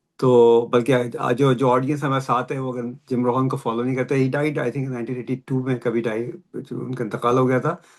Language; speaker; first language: Urdu; native; Urdu